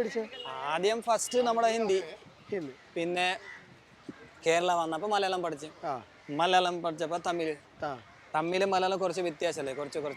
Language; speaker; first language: Malayalam; non-native, local second language; Hindi